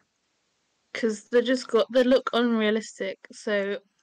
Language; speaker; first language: English; native; English